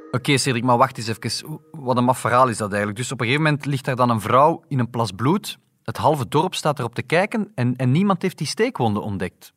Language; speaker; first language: Dutch; native; Dutch